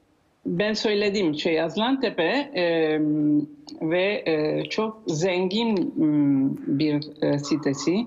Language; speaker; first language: Turkish; non-native, learner; Italian